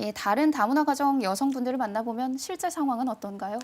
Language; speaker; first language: Korean; native; Korean